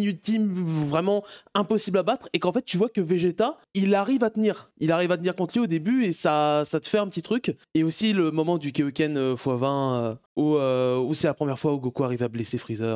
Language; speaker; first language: French; native; French